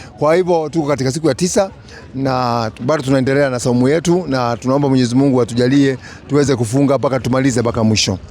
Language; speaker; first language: Swahili; non-native, local second language; Kikuyu